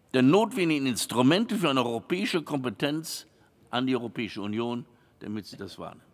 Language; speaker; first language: German; native; German